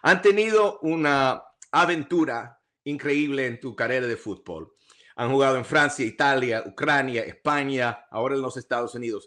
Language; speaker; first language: Spanish; early bilingual, heritage; English